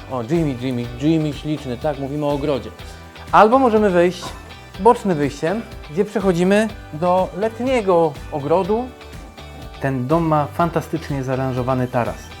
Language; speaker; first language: Polish; native; Polish